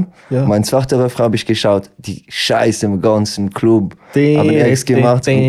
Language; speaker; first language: German; non-native, local second language; French